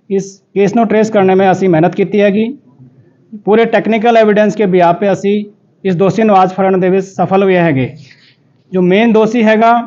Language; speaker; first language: Hindi; non-native, local second language; Punjabi